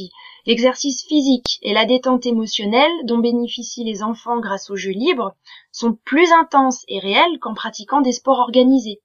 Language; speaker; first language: French; native; French